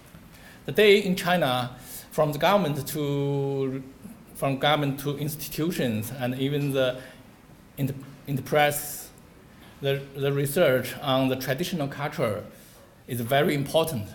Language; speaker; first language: English; non-native, learner; Chinese